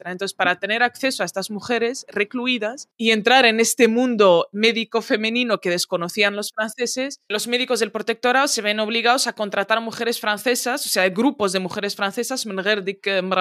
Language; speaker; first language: Spanish; early bilingual, other home language; Arabic